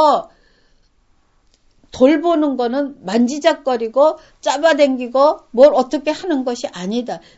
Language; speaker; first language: Korean; native; Korean